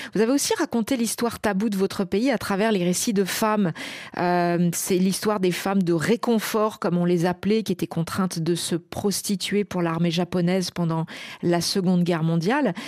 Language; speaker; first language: French; native; French